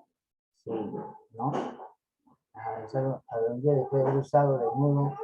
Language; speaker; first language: Spanish; native; Spanish